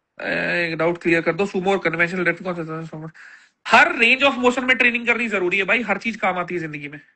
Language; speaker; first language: Hindi; native; Hindi